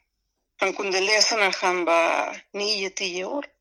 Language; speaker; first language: Swedish; non-native, fluent; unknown